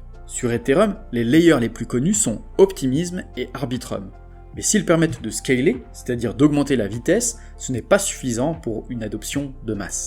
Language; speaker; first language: French; native; French